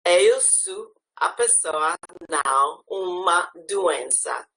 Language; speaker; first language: Portuguese; non-native, learner; French